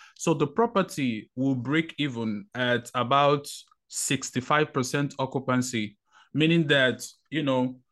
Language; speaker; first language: English; non-native, local second language; Igbo